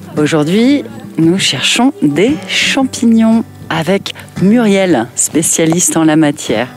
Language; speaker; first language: French; native; French